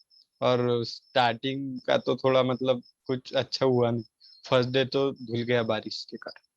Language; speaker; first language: Hindi; native; Hindi